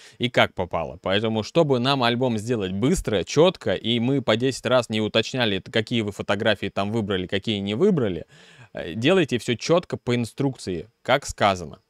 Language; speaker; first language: Russian; native; Russian